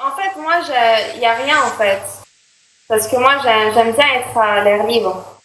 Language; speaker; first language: French; native; French